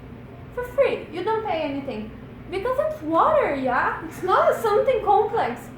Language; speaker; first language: English; non-native, fluent; Portuguese